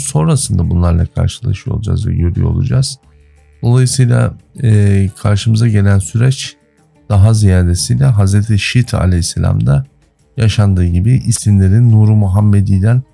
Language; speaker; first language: Turkish; native; Turkish